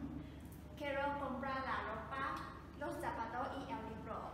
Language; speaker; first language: Spanish; non-native, learner; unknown